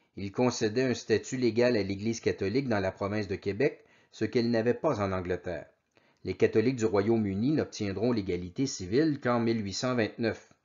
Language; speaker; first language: French; native; French